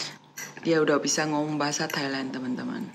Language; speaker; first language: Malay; non-native, fluent; Thai